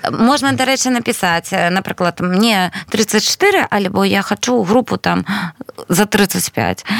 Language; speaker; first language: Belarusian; non-native, local second language; Russian